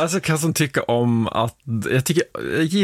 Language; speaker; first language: Swedish; native; Swedish